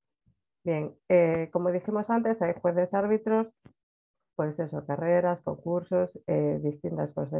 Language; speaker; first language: Spanish; native; Spanish